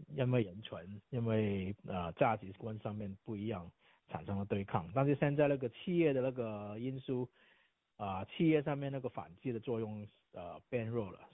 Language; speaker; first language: Chinese; non-native, local second language; Cantonese